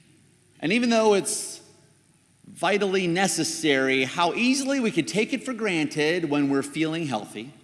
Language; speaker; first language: English; native; English